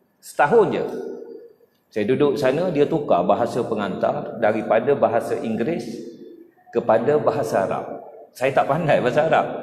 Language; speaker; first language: Malay; native; Malay